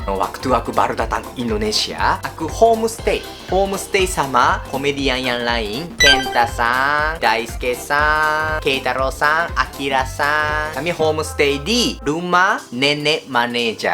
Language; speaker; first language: Indonesian; non-native, learner; Japanese